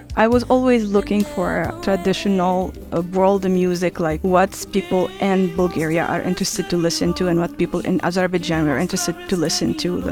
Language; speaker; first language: English; non-native, fluent; Arabic